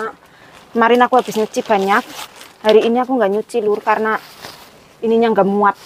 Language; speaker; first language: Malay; non-native, local second language; Javanese